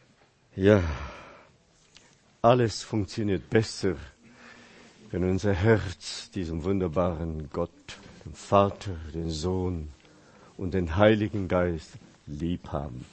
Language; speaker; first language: German; non-native, fluent; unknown